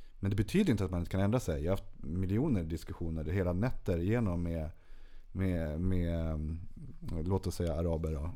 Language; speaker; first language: Swedish; native; Swedish